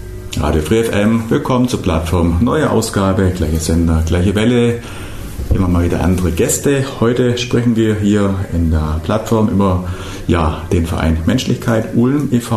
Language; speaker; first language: German; native; German